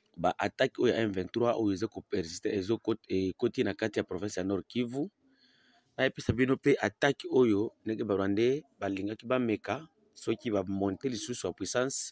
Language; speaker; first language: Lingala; non-native, local second language; Swahili